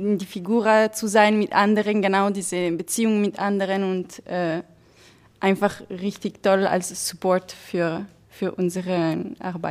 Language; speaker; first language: German; non-native, fluent; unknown